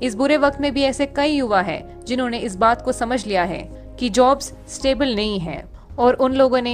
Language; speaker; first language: Hindi; native; Hindi